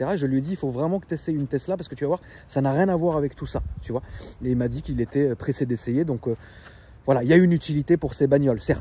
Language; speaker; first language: French; native; French